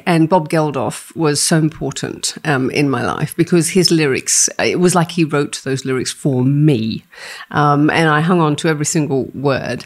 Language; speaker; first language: English; native; English